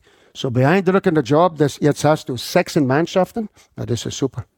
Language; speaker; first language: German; non-native, fluent; English